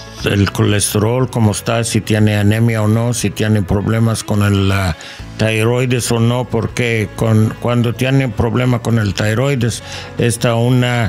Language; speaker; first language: Spanish; non-native, learner; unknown